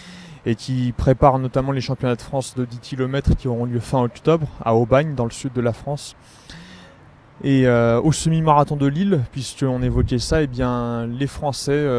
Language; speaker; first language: French; native; French